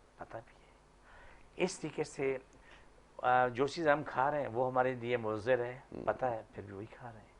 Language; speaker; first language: Urdu; non-native, local second language; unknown